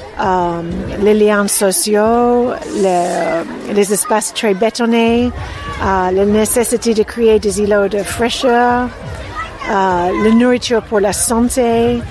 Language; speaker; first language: French; non-native, fluent; English